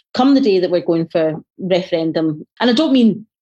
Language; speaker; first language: English; native; English